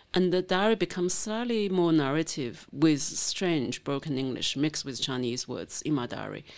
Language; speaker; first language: English; non-native, fluent; Chinese